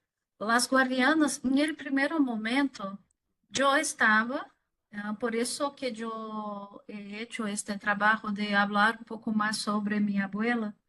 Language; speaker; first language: Spanish; non-native, fluent; Portuguese